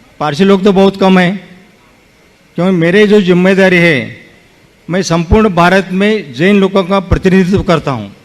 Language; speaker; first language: Hindi; non-native, local second language; Kannada